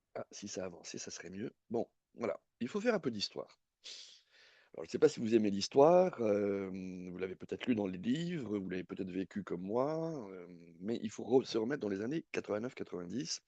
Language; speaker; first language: French; native; French